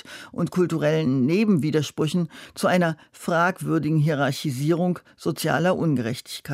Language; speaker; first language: German; native; German